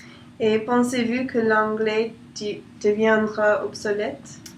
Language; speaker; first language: French; non-native, learner; English